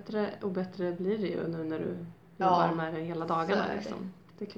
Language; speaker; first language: Swedish; native; Swedish